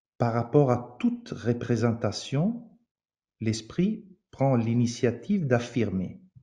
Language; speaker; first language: French; non-native, fluent; Italian